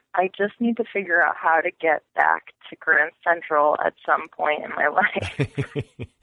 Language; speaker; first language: English; native; English